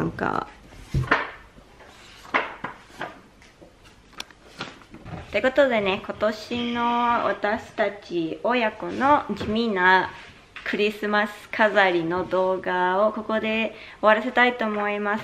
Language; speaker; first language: Japanese; native; Japanese